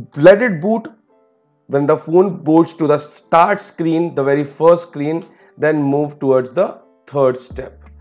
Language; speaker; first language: English; non-native, local second language; Hindi